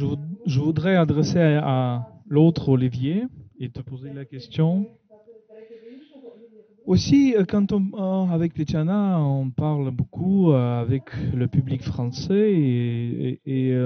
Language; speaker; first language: French; non-native, fluent; Ukrainian